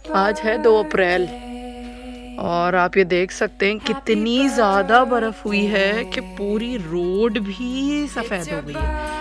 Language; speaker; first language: Urdu; native; Urdu